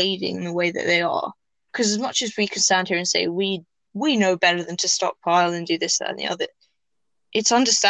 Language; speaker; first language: English; native; English